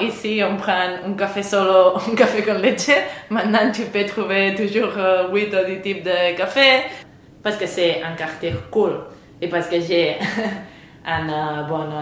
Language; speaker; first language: French; non-native, fluent; Spanish